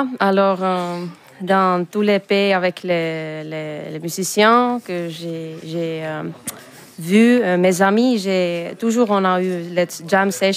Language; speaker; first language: French; non-native, fluent; Finnish